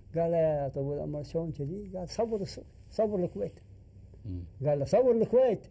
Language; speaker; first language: Arabic; native; Arabic